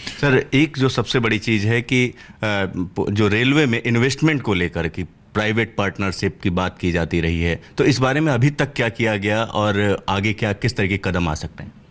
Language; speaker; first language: Hindi; native; Hindi